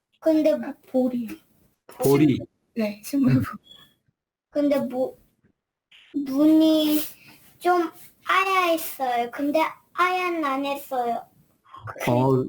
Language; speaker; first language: Korean; non-native, learner; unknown